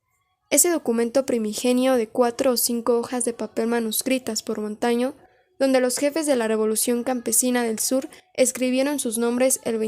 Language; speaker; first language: Spanish; native; Spanish